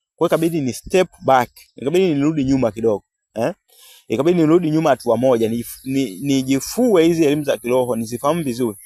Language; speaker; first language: Swahili; native; Swahili